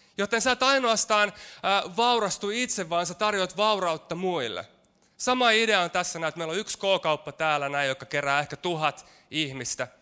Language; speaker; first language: Finnish; native; Finnish